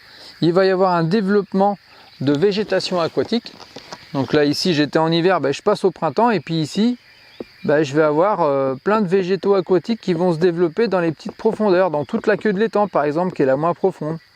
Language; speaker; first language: French; native; French